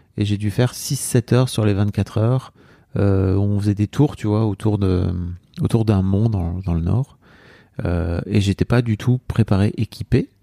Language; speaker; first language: French; native; French